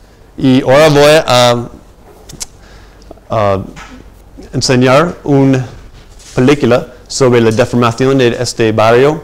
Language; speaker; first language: Spanish; non-native, fluent; English